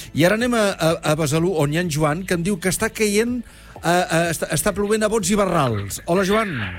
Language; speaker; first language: Catalan; native; Catalan